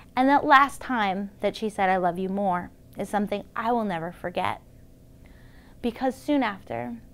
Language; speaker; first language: English; native; English